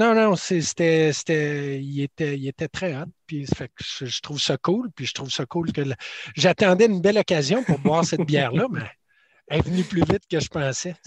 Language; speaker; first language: French; native; French